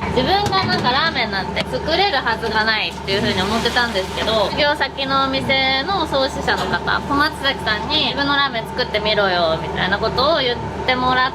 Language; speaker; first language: Japanese; native; Japanese